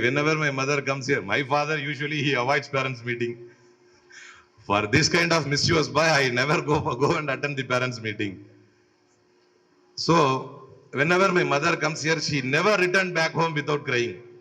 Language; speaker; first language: English; non-native, local second language; Tamil